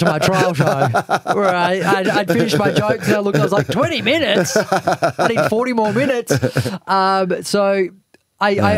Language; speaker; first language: English; native; English